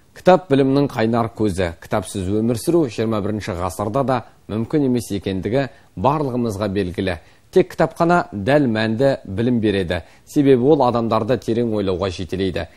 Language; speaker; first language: Kazakh; native; Kazakh